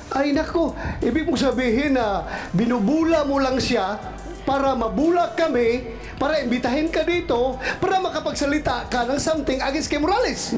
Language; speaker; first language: Filipino; non-native, local second language; Cebuano